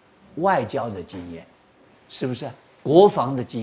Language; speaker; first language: Chinese; native; Chinese